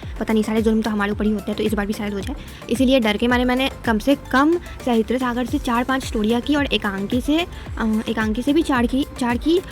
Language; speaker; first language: Hindi; native; Hindi